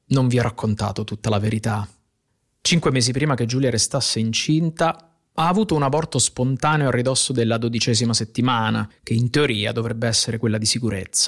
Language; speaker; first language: Italian; native; Italian